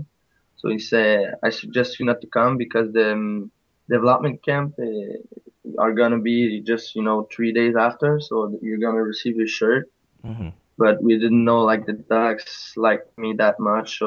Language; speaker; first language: English; non-native, fluent; French